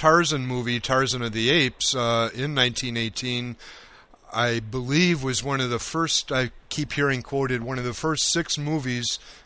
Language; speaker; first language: English; native; English